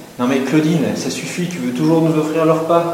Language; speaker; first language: French; native; French